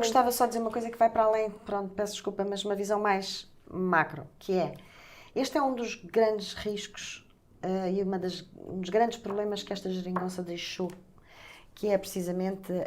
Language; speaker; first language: Portuguese; native; Portuguese